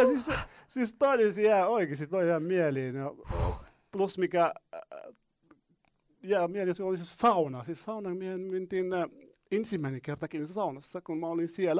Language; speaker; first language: Finnish; non-native, learner; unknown